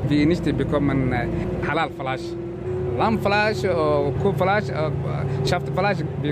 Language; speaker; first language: German; non-native, learner; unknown